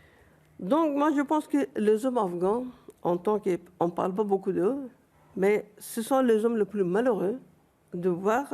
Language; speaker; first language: French; non-native, fluent; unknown